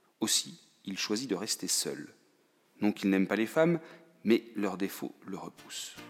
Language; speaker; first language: French; native; French